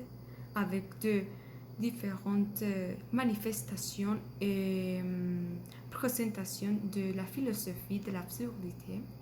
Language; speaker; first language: French; non-native, learner; Spanish